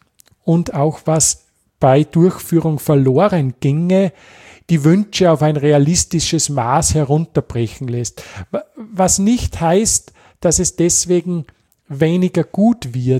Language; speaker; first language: German; native; German